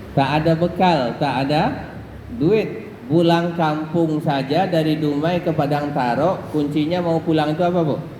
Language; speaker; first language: Malay; non-native, local second language; Minangkabau